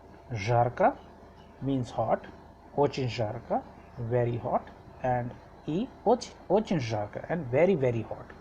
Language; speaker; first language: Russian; non-native, fluent; Hindi